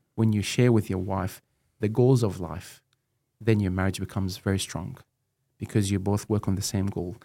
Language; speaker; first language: English; non-native, fluent; Arabic